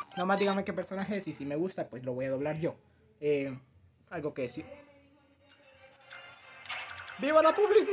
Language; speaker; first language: Spanish; native; Spanish